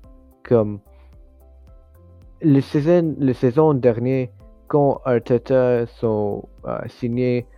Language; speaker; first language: French; non-native, learner; English